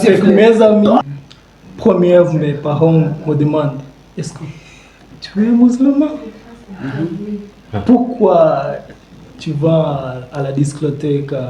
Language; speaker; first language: French; non-native, learner; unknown